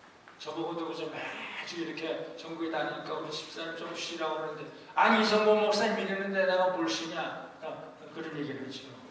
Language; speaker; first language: Korean; native; Korean